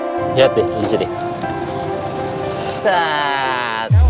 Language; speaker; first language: Indonesian; native; Indonesian